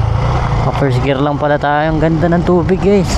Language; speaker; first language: Filipino; native; Filipino